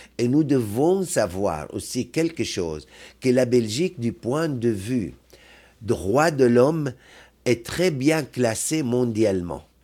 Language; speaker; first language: French; non-native, fluent; Arabic